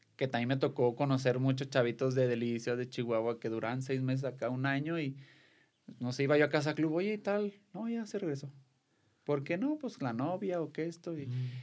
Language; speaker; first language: Spanish; native; Spanish